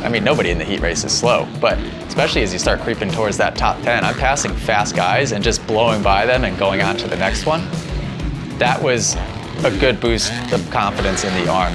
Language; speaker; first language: English; native; English